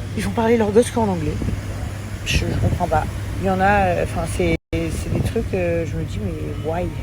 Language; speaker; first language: French; early bilingual, other home language; English